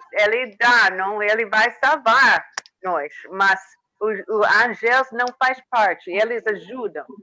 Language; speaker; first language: Portuguese; non-native, learner; English